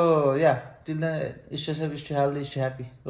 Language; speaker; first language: English; non-native, learner; Nepali